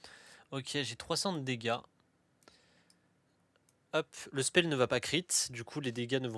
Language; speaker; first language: French; native; French